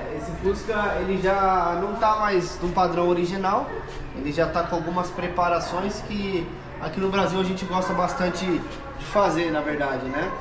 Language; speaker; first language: Portuguese; native; Portuguese